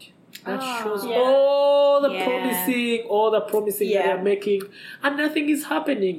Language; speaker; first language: English; non-native, local second language; Ganda